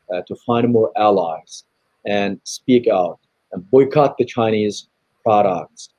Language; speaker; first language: English; non-native, fluent; Chinese